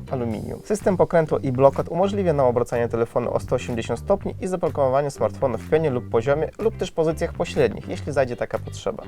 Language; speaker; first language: Polish; native; Polish